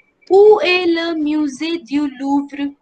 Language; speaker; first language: French; non-native, fluent; Hindi